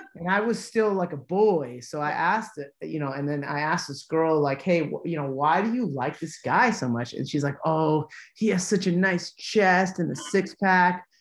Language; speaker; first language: English; native; English